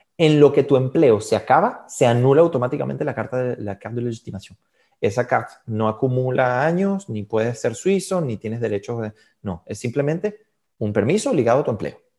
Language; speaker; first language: Spanish; native; Spanish